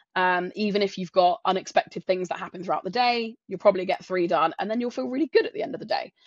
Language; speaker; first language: English; native; English